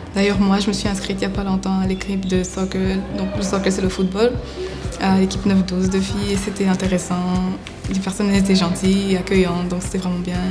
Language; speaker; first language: French; non-native, local second language; Lingala